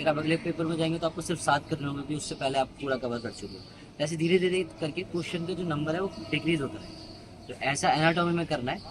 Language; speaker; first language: Hindi; native; Hindi